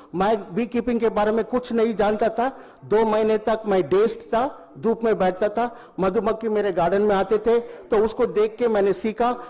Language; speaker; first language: Hindi; non-native, local second language; Tamil